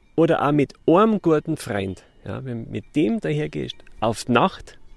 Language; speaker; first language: German; native; German